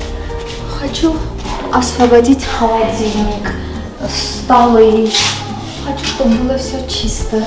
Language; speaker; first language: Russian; non-native, fluent; Armenian